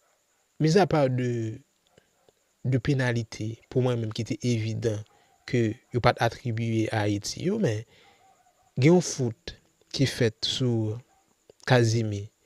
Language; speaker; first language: French; non-native, local second language; Haitian Creole